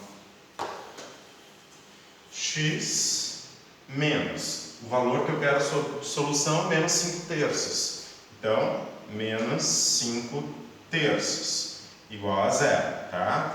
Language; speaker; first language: Portuguese; native; Portuguese